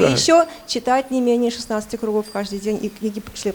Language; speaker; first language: Russian; native; Russian